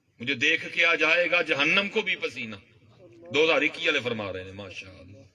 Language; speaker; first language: Urdu; non-native, local second language; Punjabi